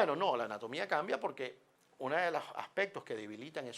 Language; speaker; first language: Spanish; native; Spanish